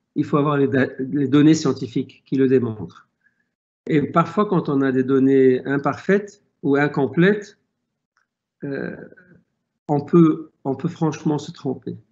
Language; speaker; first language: French; non-native, local second language; Arabic